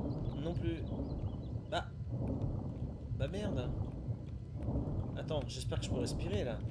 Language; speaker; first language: French; native; French